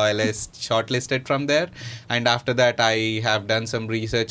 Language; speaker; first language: English; non-native, local second language; Telugu